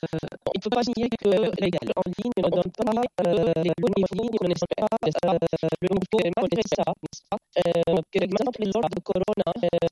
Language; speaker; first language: French; non-native, local second language; Arabic